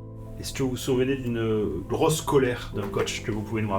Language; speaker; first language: French; native; French